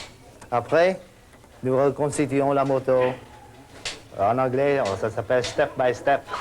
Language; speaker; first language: French; non-native, fluent; Vietnamese